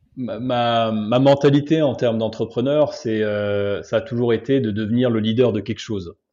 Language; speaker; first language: French; native; French